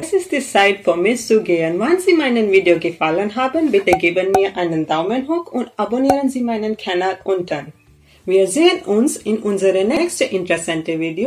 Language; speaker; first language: German; non-native, learner; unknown